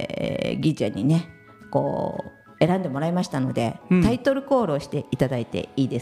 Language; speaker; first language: Japanese; native; Japanese